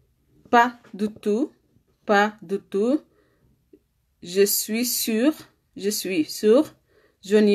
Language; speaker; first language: French; non-native, learner; Arabic